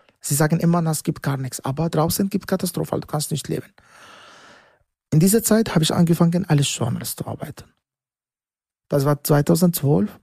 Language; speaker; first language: German; non-native, learner; Arabic